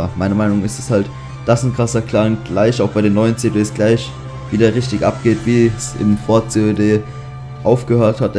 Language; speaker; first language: German; native; German